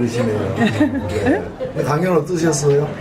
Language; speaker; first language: Korean; native; Korean